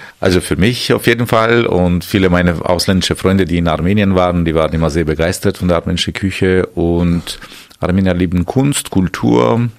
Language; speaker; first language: German; non-native, fluent; Armenian